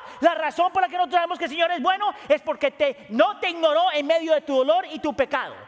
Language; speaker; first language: Spanish; native; Spanish